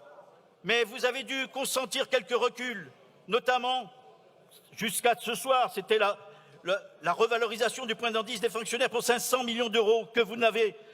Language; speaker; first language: French; native; French